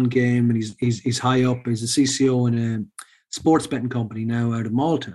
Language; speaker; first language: English; native; English